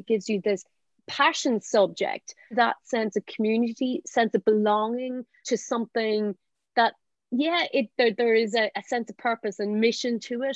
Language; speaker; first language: English; native; English